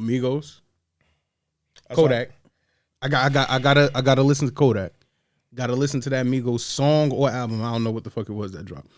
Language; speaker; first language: English; native; English